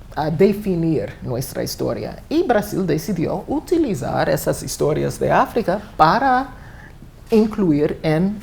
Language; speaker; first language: Spanish; non-native, fluent; English